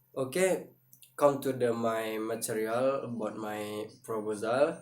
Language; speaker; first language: English; non-native, learner; Indonesian